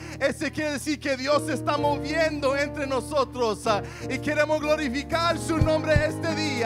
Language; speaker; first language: Spanish; early bilingual, heritage; Spanish